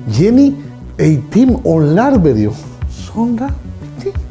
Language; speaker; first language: Turkish; non-native, learner; Spanish